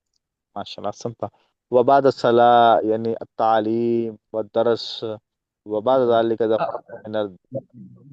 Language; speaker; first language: Arabic; non-native, learner; Urdu